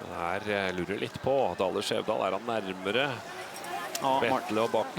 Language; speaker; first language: Norwegian; native; Norwegian